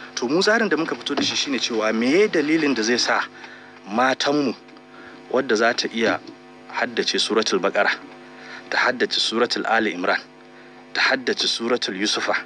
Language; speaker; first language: Hausa; native; Hausa